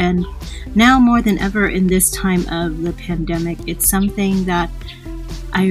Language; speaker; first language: English; non-native, local second language; Filipino